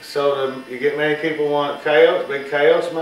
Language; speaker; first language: English; native; English